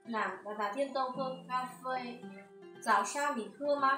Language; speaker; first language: Chinese; non-native, fluent; Vietnamese